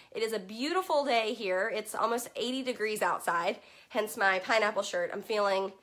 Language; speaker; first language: English; native; English